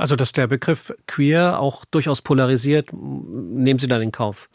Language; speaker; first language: German; native; German